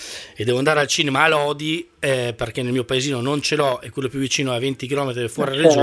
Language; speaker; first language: Italian; native; Italian